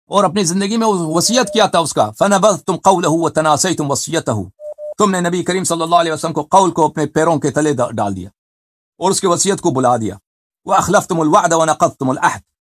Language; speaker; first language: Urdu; non-native, fluent; Persian